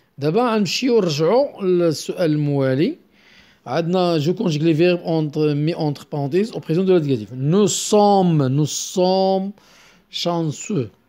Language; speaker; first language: French; non-native, local second language; Arabic